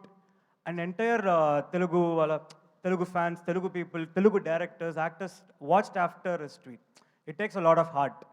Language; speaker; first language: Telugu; non-native, learner; Tamil